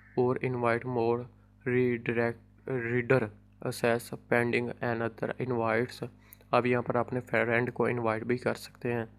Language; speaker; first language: Urdu; non-native, local second language; Punjabi